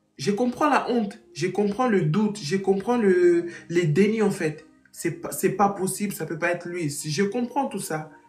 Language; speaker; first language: French; non-native, fluent; Portuguese